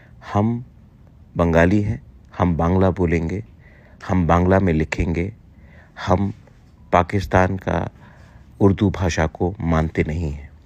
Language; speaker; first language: Hindi; non-native, local second language; Kok Borok